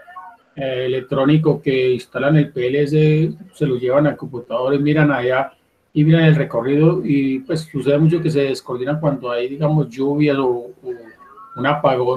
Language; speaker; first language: Spanish; native; Spanish